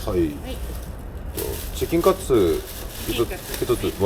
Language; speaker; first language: Japanese; non-native, fluent; Korean